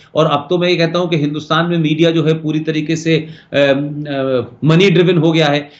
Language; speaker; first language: Hindi; native; Hindi